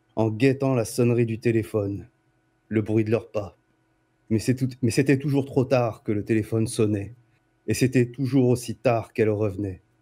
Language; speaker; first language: French; native; French